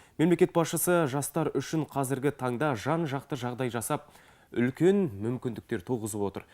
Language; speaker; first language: Kazakh; native; Kazakh